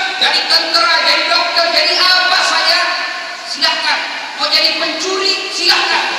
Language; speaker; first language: Indonesian; non-native, local second language; Buginese